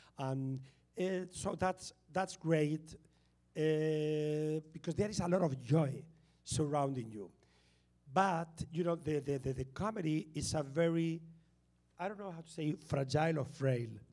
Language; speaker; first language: English; non-native, fluent; Spanish